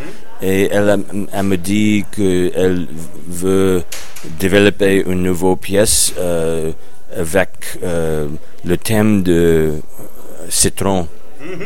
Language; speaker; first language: French; non-native, learner; English